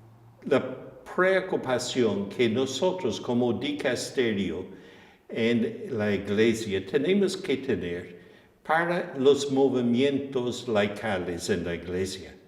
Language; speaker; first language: Spanish; non-native, fluent; English